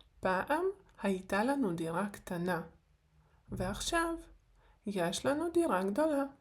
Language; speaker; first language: Hebrew; non-native, fluent; Ukrainian